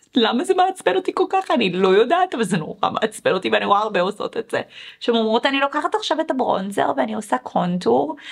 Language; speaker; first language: Hebrew; early bilingual, other home language; English